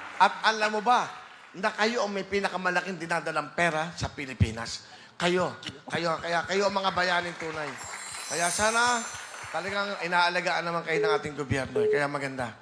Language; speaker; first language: Filipino; native; Filipino